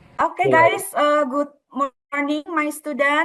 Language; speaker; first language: English; non-native, fluent; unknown